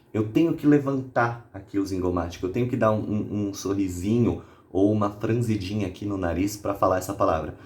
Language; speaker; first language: Portuguese; native; Portuguese